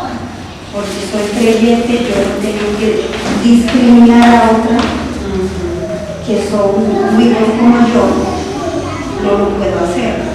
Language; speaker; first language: Spanish; non-native, local second language; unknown